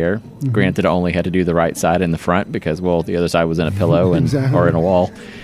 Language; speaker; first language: English; native; English